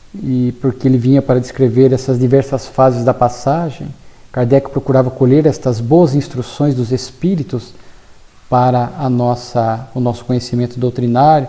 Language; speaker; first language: Portuguese; native; Portuguese